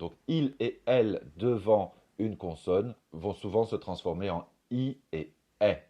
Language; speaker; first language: French; native; French